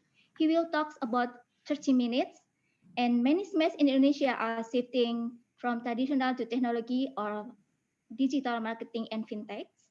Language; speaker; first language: English; non-native, fluent; Indonesian